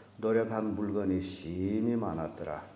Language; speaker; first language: Korean; native; Korean